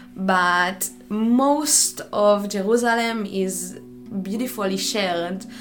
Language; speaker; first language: English; non-native, fluent; Hebrew